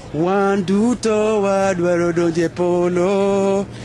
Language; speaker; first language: English; non-native, local second language; Luo (Kenya and Tanzania)